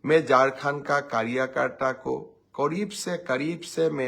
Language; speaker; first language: Hindi; non-native, local second language; Assamese